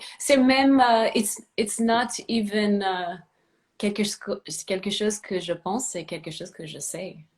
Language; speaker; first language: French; non-native, fluent; English